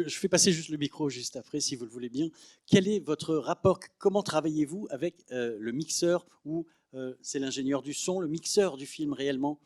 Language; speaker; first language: French; native; French